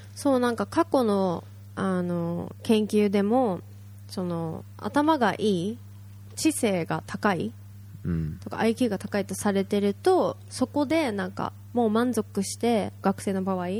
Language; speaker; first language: Japanese; native; Japanese